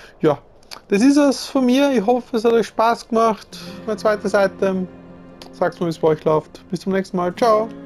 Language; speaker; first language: German; native; German